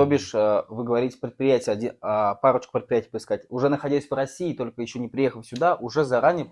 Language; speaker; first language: Russian; native; Russian